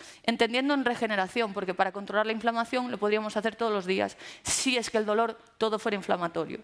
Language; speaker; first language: Spanish; native; Spanish